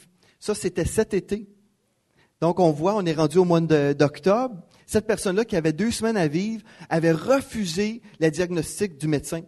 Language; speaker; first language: French; native; French